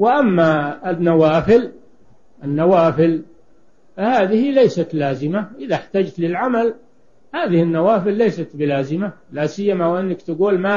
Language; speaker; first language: Arabic; native; Arabic